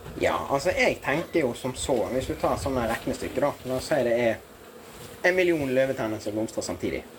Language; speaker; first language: Norwegian; native; Norwegian